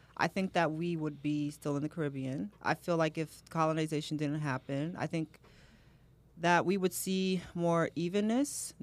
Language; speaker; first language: English; native; English